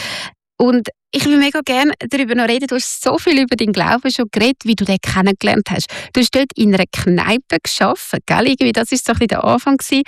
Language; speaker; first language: German; native; German